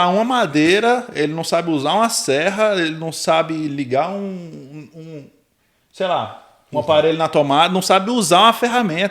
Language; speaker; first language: Portuguese; native; Portuguese